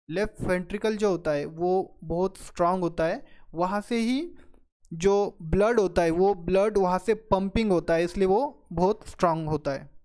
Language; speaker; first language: Hindi; non-native, local second language; Marathi